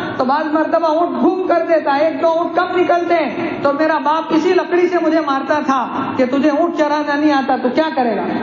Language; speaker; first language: Urdu; non-native, local second language; Gujarati